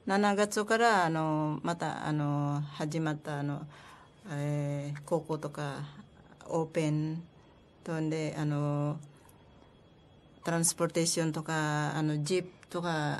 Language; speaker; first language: Japanese; non-native, learner; Filipino